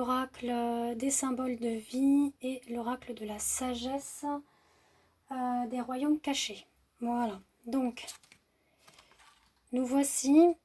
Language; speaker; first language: French; native; French